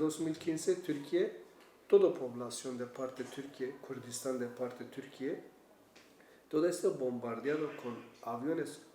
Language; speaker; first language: Spanish; non-native, learner; Kurdish